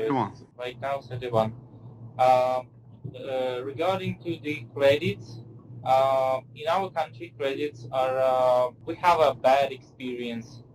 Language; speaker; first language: English; non-native, fluent; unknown